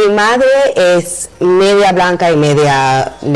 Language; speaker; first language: Spanish; non-native, learner; English